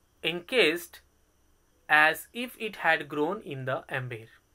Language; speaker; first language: English; non-native, local second language; Bangla